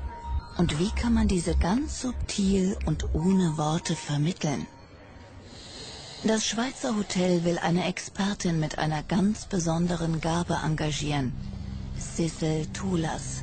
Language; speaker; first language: German; native; German